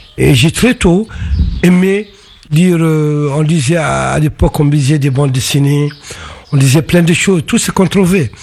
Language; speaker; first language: French; non-native, local second language; Arabic